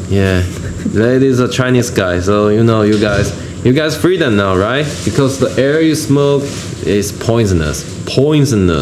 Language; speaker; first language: English; non-native, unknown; Chinese